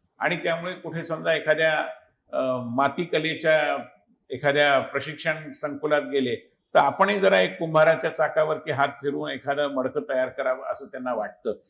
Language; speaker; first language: Marathi; native; Marathi